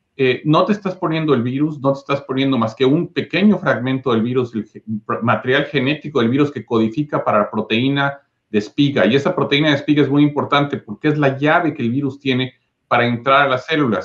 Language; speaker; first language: Spanish; native; Spanish